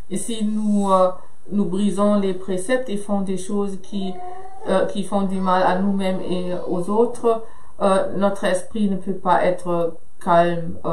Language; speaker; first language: French; non-native, fluent; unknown